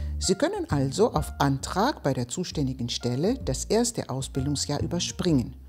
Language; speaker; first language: German; non-native, fluent; Greek